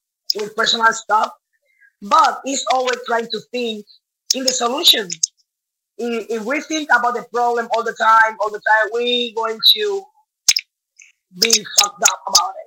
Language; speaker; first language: English; non-native, learner; Spanish